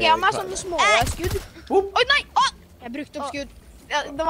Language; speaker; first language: Norwegian; native; Norwegian